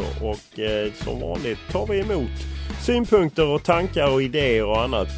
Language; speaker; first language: Swedish; native; Swedish